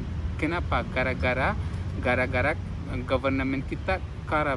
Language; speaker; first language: Indonesian; non-native, fluent; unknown